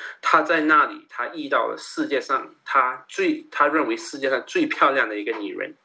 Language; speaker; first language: Chinese; native; Chinese